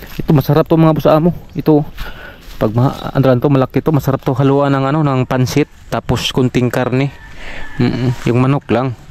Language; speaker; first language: Filipino; non-native, local second language; Cebuano